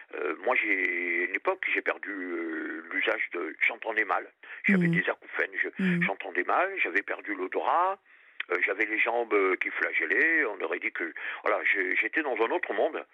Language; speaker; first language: French; native; French